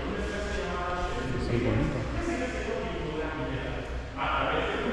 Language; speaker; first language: Spanish; native; Spanish